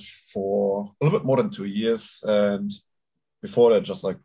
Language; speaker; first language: English; non-native, fluent; German